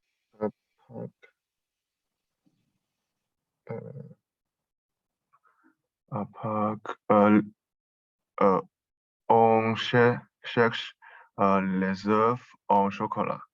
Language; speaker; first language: French; non-native, learner; Chinese